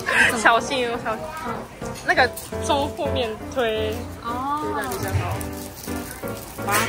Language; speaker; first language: Chinese; non-native, learner; Japanese